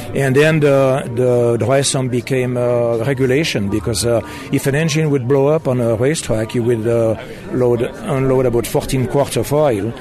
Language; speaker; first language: English; non-native, fluent; German